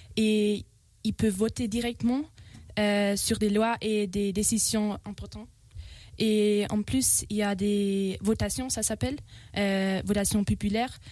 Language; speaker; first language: French; non-native, local second language; Swiss German